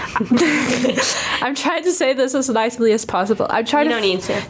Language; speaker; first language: English; non-native, fluent; Danish